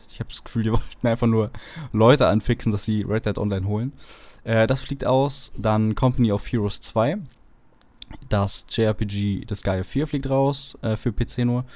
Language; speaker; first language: German; native; German